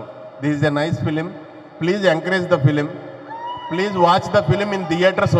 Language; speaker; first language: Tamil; non-native, learner; Telugu